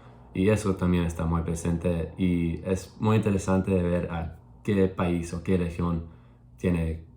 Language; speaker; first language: Spanish; non-native, learner; English